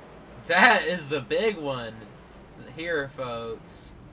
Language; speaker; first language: English; native; English